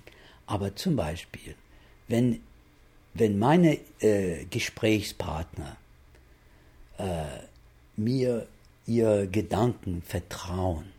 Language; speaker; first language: German; non-native, fluent; English